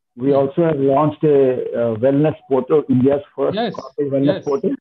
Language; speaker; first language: English; non-native, local second language; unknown